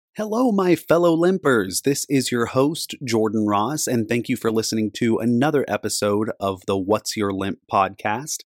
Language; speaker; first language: English; native; English